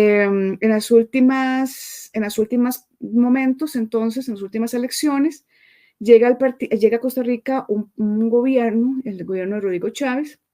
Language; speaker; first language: Spanish; native; Spanish